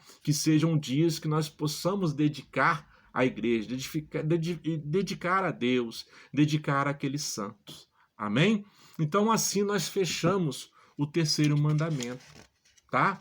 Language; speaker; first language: Portuguese; native; Portuguese